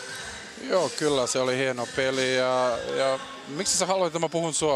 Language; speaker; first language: Finnish; non-native, fluent; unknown